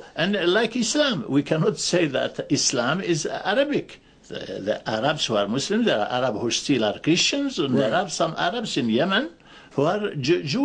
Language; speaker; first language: English; non-native, fluent; Arabic